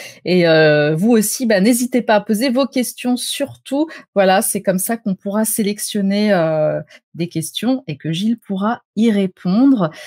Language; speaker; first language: French; native; French